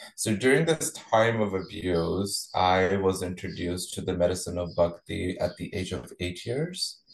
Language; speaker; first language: English; non-native, local second language; Punjabi